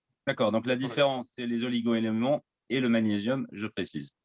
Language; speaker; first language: French; native; French